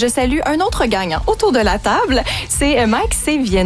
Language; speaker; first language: French; native; French